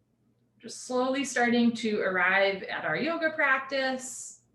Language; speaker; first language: English; native; English